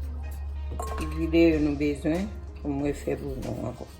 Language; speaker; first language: French; non-native, learner; Haitian Creole